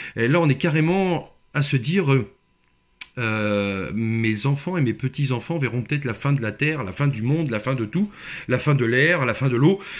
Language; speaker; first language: French; native; French